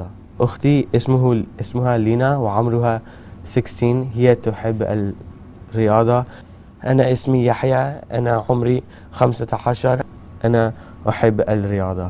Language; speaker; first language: Arabic; non-native, learner; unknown